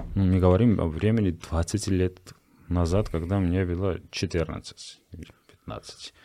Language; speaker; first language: Russian; non-native, fluent; Georgian